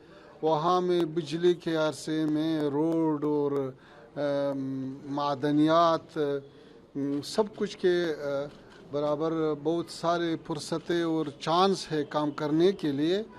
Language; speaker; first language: Hindi; non-native, learner; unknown